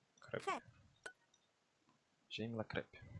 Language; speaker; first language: French; non-native, learner; Portuguese